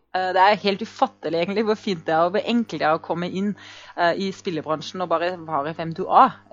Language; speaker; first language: Norwegian; non-native, fluent; German